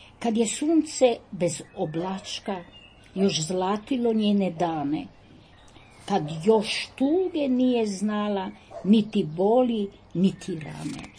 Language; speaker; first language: Croatian; native; Croatian